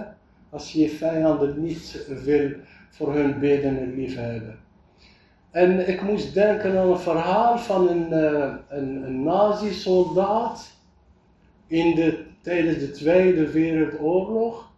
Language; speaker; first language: Dutch; non-native, fluent; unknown